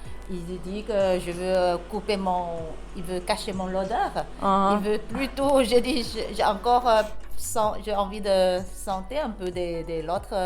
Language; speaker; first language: French; non-native, learner; Chinese